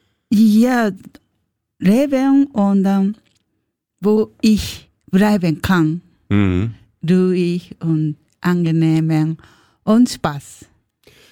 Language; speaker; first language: German; non-native, learner; Japanese